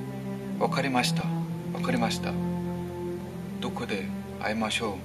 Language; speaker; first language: Japanese; non-native, learner; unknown